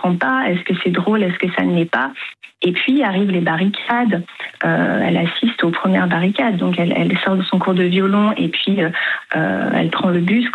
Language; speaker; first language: French; native; French